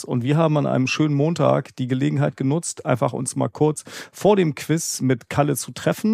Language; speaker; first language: German; native; German